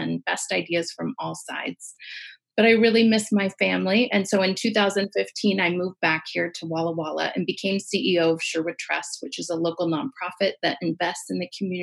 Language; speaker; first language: English; native; English